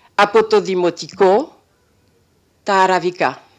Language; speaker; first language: Greek; non-native, fluent; French